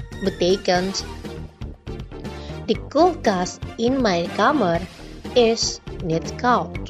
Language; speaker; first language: Dutch; non-native, learner; Indonesian